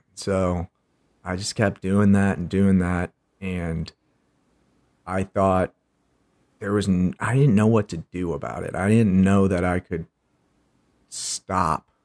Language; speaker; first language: English; native; English